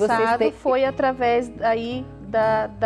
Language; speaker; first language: Portuguese; native; Portuguese